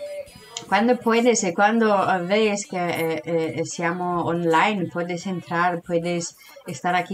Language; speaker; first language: Spanish; non-native, learner; Italian